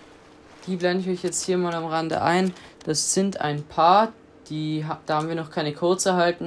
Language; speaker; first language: German; native; German